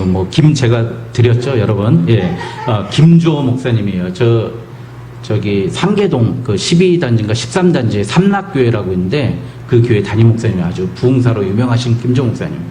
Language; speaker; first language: Korean; native; Korean